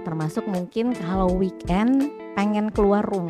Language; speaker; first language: Indonesian; native; Indonesian